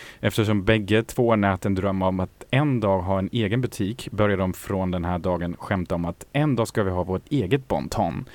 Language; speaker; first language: Swedish; native; Swedish